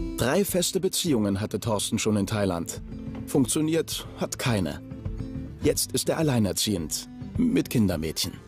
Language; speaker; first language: German; native; German